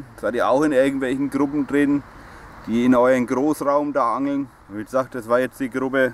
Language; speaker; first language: German; native; German